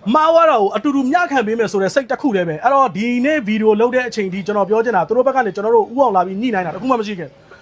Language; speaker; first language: Burmese; native; Burmese